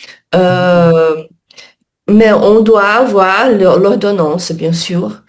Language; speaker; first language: French; non-native, learner; Portuguese